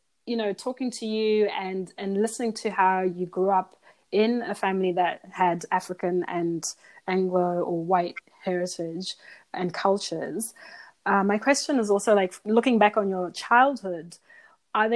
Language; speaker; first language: English; non-native, local second language; Shona